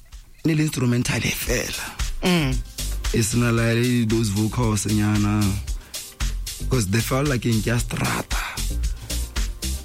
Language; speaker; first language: English; non-native, local second language; Tswana